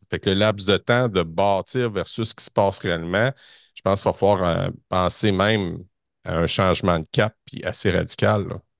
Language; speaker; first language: French; native; French